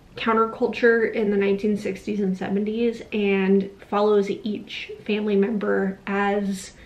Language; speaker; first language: English; native; English